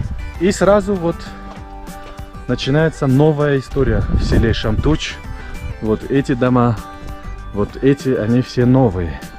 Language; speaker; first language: Russian; non-native, local second language; Tajik